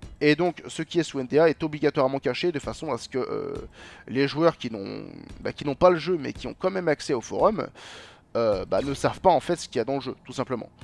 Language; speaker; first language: French; native; French